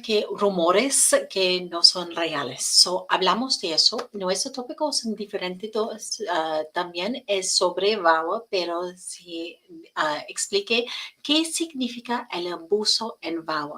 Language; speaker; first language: Spanish; non-native, learner; English